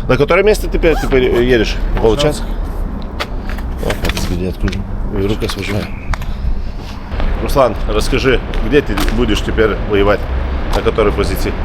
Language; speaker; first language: Russian; non-native, learner; Lithuanian